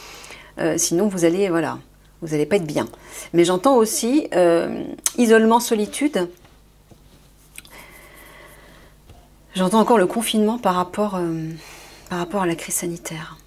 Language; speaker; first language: French; native; French